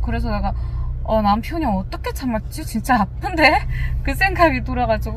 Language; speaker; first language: Korean; non-native, fluent; Mongolian